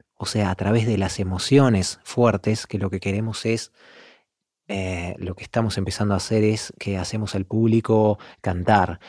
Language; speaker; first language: Spanish; native; Spanish